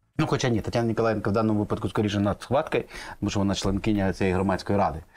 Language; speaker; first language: Ukrainian; native; Ukrainian